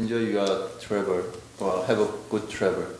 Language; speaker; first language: English; non-native, learner; Korean